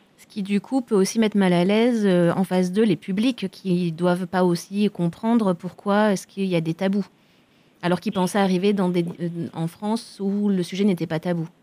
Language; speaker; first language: French; native; French